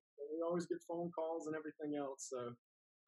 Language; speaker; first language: English; native; English